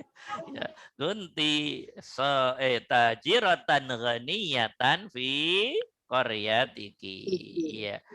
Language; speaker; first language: Arabic; non-native, fluent; Indonesian